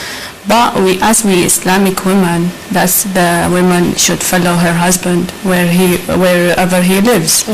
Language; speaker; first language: English; non-native, learner; Arabic